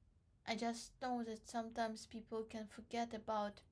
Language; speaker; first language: English; non-native, learner; Crimean Tatar